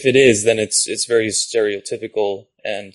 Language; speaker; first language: English; non-native, fluent; Japanese